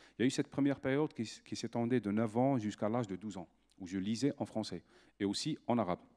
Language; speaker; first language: French; non-native, local second language; Arabic